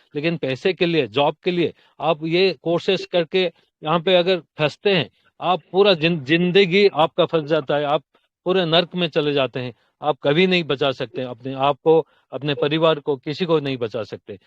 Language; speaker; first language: Hindi; non-native, local second language; Odia